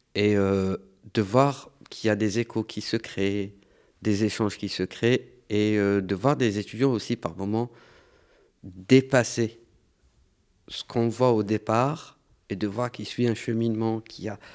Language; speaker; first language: French; non-native, local second language; Arabic